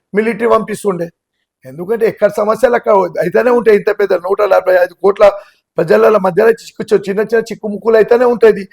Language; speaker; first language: Telugu; non-native, local second language; Gujarati